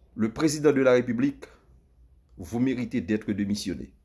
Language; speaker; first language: French; native; French